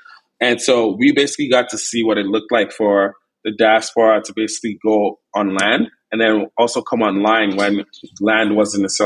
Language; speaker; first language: English; non-native, local second language; Igbo